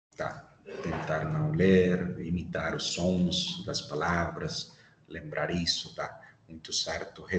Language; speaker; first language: Portuguese; non-native, fluent; Spanish